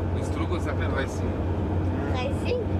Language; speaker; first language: French; non-native, learner; Romanian